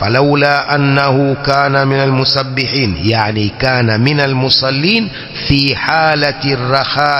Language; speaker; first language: Arabic; non-native, fluent; Swahili